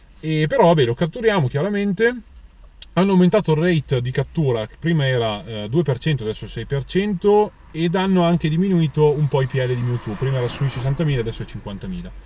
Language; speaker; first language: Italian; native; Italian